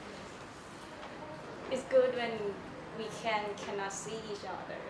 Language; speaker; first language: English; non-native, learner; Thai